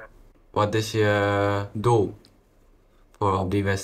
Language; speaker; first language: Dutch; non-native, fluent; Indonesian